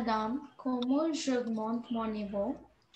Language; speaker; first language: French; non-native, learner; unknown